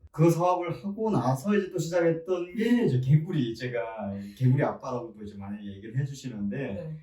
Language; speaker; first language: Korean; native; Korean